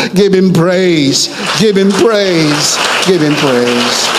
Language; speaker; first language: English; non-native, local second language; Filipino